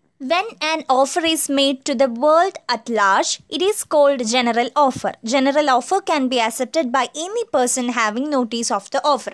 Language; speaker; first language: English; non-native, local second language; Malayalam